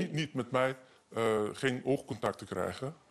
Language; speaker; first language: Dutch; non-native, learner; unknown